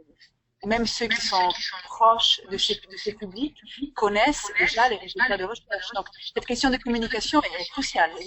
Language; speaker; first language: French; native; French